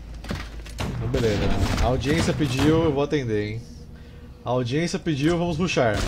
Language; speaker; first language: Portuguese; native; Portuguese